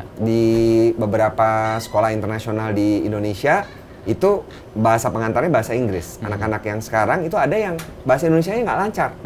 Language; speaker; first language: Indonesian; native; Indonesian